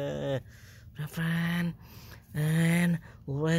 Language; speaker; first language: English; non-native, learner; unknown